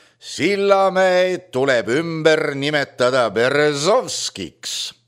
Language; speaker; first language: Estonian; native; Estonian